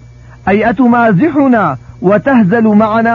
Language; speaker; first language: Arabic; native; Arabic